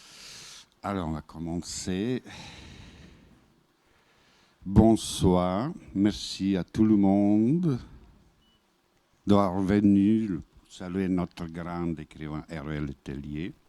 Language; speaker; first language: French; non-native, fluent; Bosnian